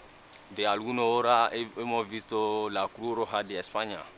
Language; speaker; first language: Spanish; non-native, learner; Bambara